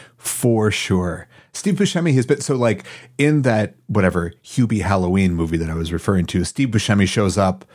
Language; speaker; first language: English; native; English